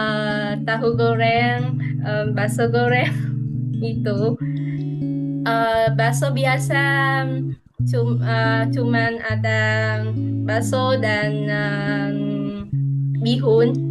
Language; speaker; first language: Indonesian; non-native, fluent; Vietnamese